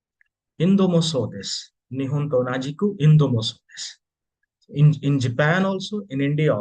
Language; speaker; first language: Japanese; non-native, fluent; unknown